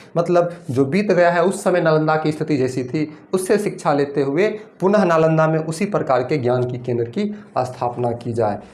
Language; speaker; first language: Hindi; native; Hindi